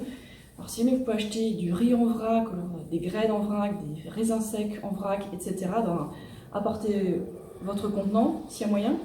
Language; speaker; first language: French; native; French